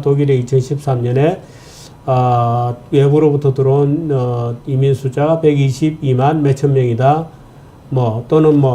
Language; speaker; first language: Korean; native; Korean